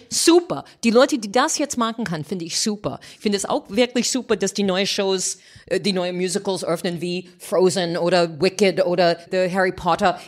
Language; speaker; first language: German; non-native, fluent; English